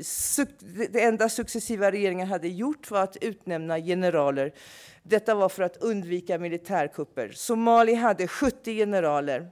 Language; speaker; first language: Swedish; non-native, fluent; English